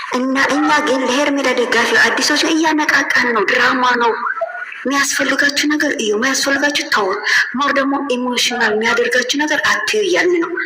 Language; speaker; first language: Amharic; non-native, local second language; Tigrinya